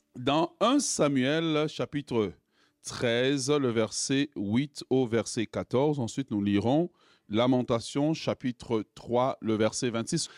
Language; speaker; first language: French; non-native, local second language; Lingala